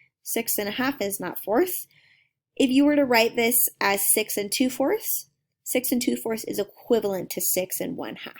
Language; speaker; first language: English; native; English